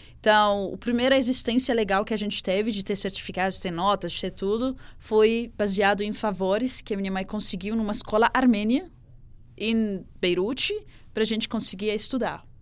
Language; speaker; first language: Portuguese; non-native, fluent; Arabic